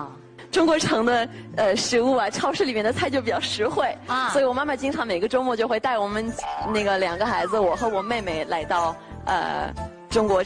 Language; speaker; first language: Chinese; non-native, fluent; French